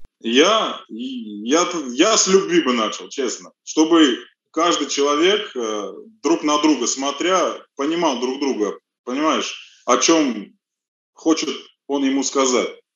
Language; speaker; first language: Russian; early bilingual, other home language; Armenian